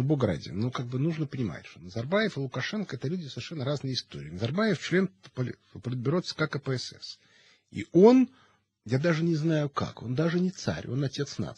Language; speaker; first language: Russian; native; Russian